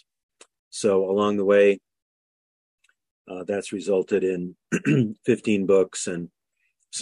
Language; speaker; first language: English; native; English